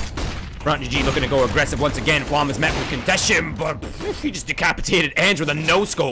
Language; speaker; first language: English; native; English